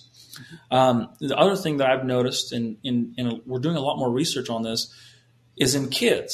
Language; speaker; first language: English; native; English